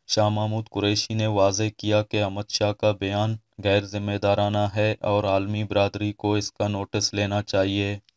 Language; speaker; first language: Urdu; non-native, local second language; Baluchi